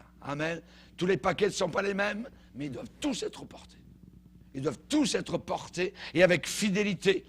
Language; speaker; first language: French; native; French